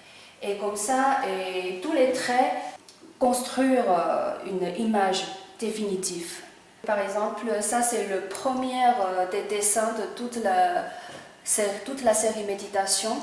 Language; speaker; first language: French; non-native, fluent; Chinese